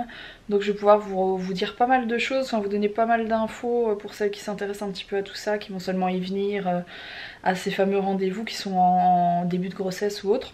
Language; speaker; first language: French; native; French